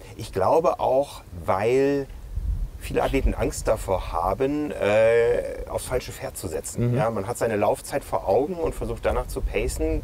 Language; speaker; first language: German; native; German